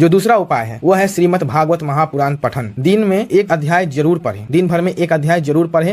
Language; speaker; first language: Hindi; native; Hindi